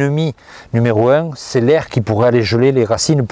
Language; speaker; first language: French; native; French